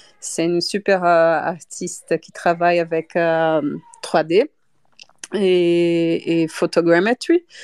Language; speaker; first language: French; non-native, fluent; Portuguese